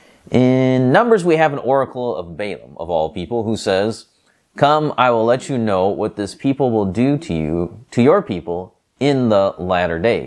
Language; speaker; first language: English; native; English